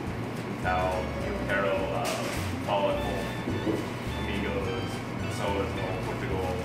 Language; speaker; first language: Portuguese; non-native, learner; English